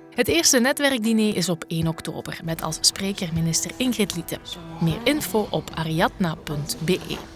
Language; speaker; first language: Dutch; native; Dutch